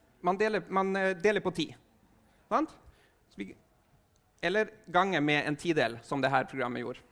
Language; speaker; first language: Norwegian; native; Norwegian